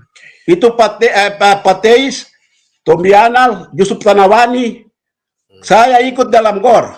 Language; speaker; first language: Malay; non-native, local second language; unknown